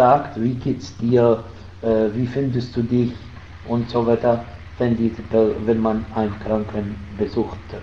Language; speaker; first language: German; non-native, fluent; Arabic